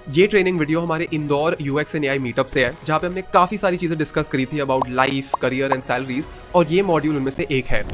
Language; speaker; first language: Hindi; native; Hindi